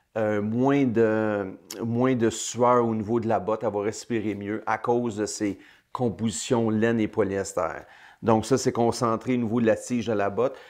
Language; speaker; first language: French; native; French